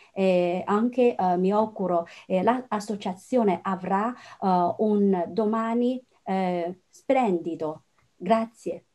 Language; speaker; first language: Italian; non-native, fluent; Chinese